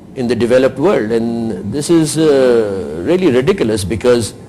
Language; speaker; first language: English; non-native, local second language; Urdu